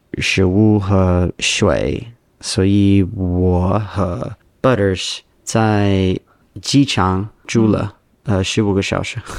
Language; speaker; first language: Chinese; non-native, learner; English